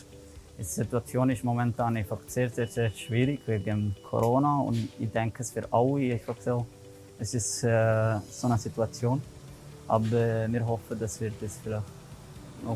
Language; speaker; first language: German; non-native, learner; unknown